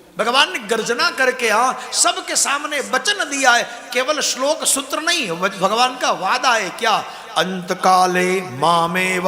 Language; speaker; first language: Hindi; non-native, local second language; Gujarati